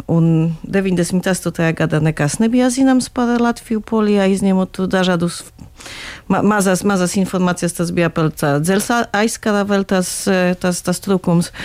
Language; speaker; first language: Latvian; non-native, fluent; Polish